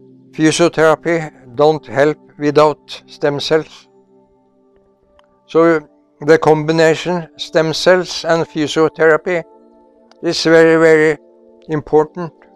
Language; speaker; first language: English; non-native, fluent; Norwegian